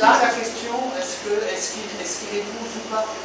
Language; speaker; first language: French; native; French